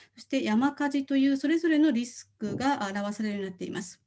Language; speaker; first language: Japanese; non-native, fluent; Korean